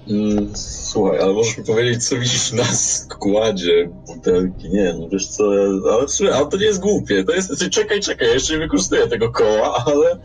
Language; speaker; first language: Polish; native; Polish